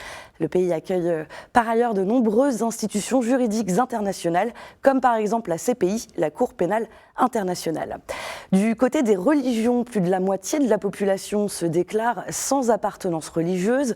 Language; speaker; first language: French; native; French